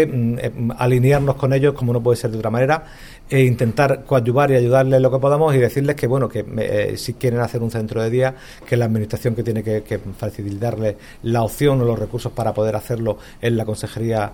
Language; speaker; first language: Spanish; native; Spanish